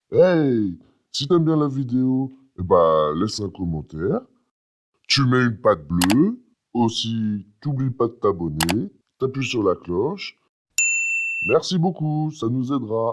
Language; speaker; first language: French; native; French